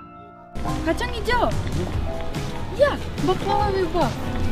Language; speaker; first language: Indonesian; non-native, learner; Turkish